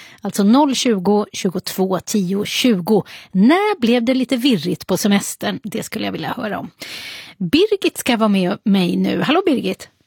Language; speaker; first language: Swedish; native; Swedish